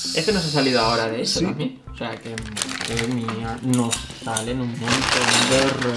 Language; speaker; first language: Spanish; native; Spanish